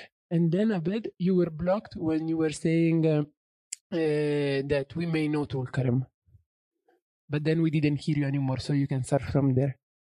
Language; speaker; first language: English; non-native, fluent; Italian